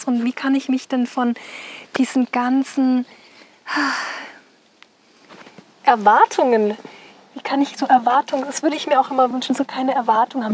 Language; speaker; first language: German; native; German